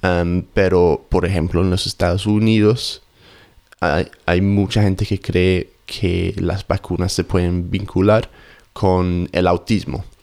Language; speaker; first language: Spanish; native; Spanish